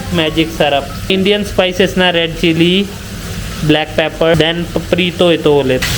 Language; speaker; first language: Filipino; native; Filipino